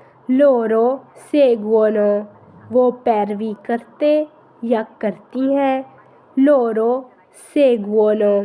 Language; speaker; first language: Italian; non-native, fluent; Urdu